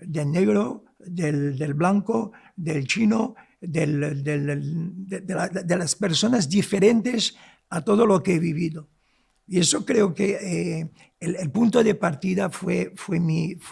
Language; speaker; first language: Spanish; non-native, local second language; Arabic